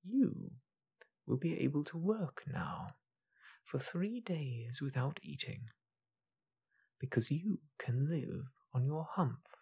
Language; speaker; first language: English; native; English